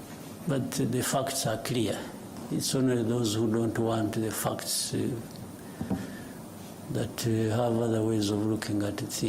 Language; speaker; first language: English; non-native, local second language; Kinyarwanda